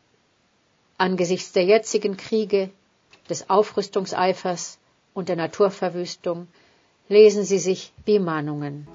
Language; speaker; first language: German; native; German